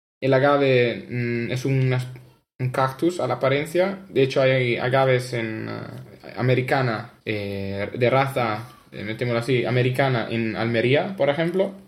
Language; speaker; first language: Spanish; non-native, fluent; Italian